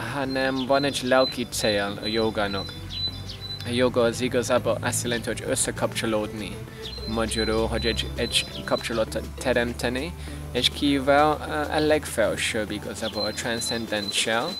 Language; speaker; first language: Hungarian; non-native, fluent; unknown